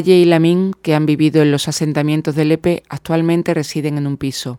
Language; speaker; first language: Spanish; native; Spanish